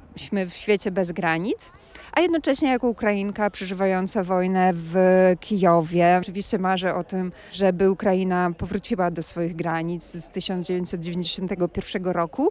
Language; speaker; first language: Polish; non-native, fluent; Ukrainian